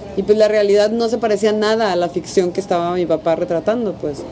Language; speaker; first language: Spanish; native; Spanish